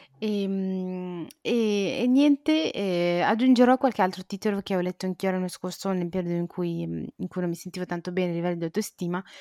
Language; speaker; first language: Italian; native; Italian